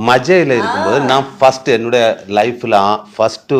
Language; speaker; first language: Tamil; non-native, learner; Malayalam